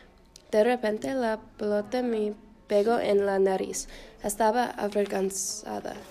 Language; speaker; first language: Spanish; non-native, learner; English